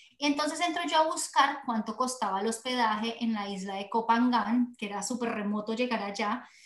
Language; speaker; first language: Spanish; native; Spanish